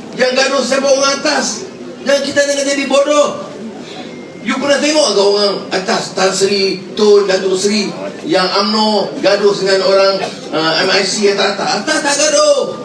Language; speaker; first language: Malay; native; Malay